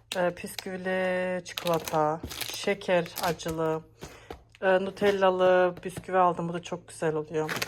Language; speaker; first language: Turkish; early bilingual, heritage; Turkish